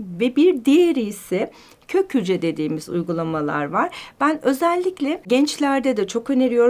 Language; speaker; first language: Turkish; native; Turkish